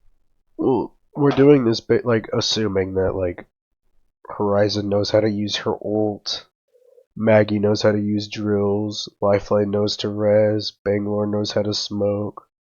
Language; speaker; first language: English; native; English